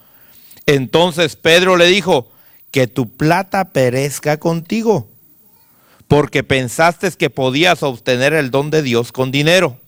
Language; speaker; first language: Spanish; native; Spanish